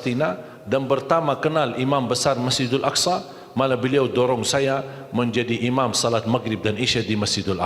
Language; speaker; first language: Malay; non-native, fluent; Arabic